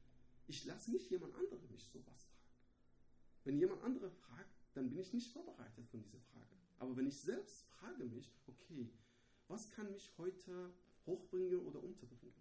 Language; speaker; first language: German; non-native, learner; Persian